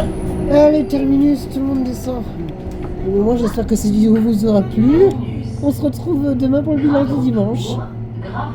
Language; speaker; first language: French; native; French